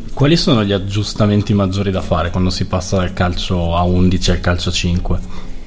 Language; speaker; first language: Italian; native; Italian